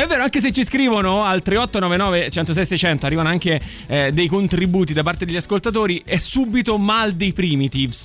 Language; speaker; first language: Italian; native; Italian